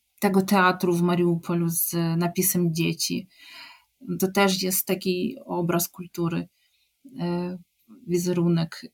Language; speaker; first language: Polish; non-native, fluent; Ukrainian